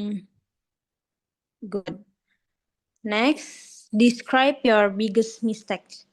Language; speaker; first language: English; non-native, learner; Indonesian